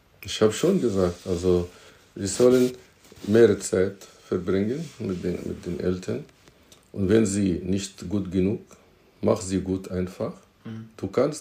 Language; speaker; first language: German; non-native, fluent; Arabic